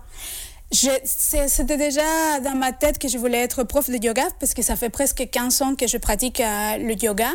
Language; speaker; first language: French; non-native, fluent; Spanish